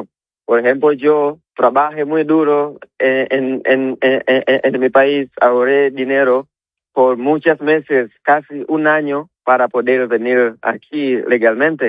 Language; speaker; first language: Spanish; non-native, learner; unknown